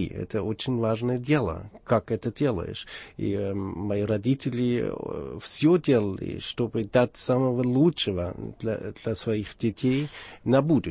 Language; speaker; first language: Russian; non-native, fluent; German